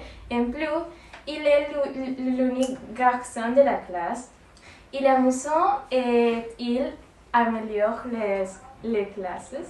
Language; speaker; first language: French; non-native, learner; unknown